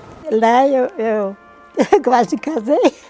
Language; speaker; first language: Portuguese; non-native, local second language; German